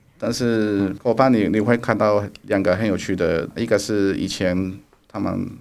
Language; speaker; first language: Chinese; non-native, fluent; Spanish